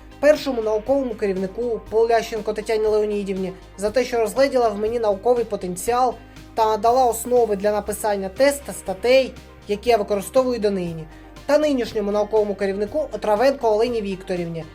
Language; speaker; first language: Ukrainian; native; Ukrainian